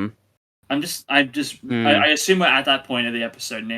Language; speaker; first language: English; native; English